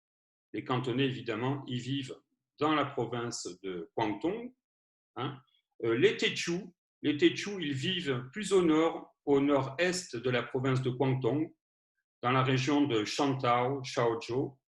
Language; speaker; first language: French; native; French